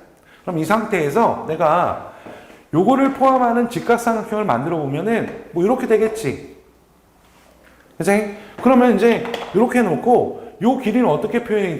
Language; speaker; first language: Korean; native; Korean